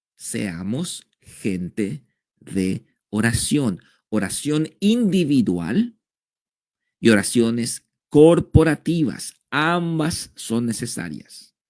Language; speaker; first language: Spanish; native; Spanish